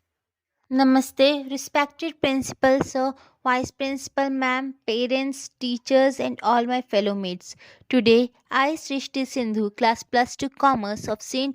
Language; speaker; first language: English; non-native, local second language; Hindi